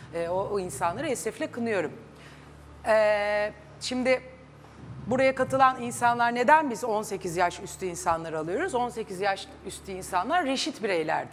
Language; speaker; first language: Turkish; native; Turkish